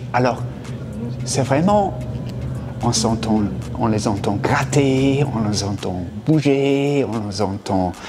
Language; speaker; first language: French; non-native, fluent; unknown